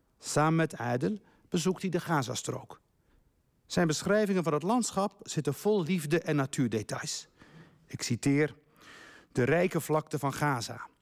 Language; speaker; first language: Dutch; early bilingual, other home language; Riffian